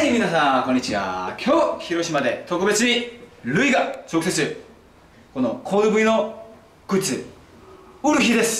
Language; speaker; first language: Japanese; non-native, fluent; Korean